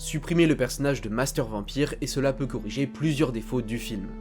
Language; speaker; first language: French; native; French